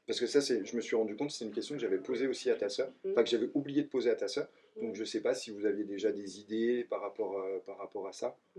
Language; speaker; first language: French; native; French